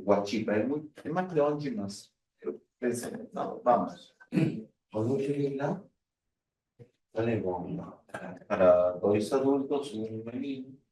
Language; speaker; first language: Portuguese; non-native, fluent; Spanish